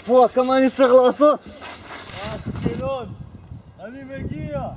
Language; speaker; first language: Hebrew; non-native, learner; French